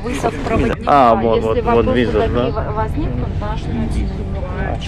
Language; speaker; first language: Russian; native; Russian